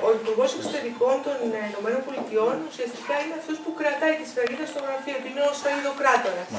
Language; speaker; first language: Greek; native; Greek